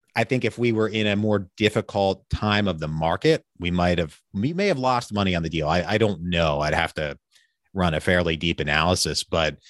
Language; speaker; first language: English; native; English